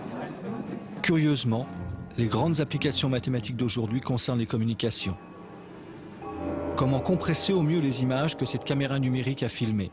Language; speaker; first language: French; native; French